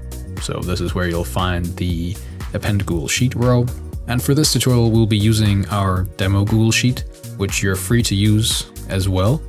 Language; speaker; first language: English; native; English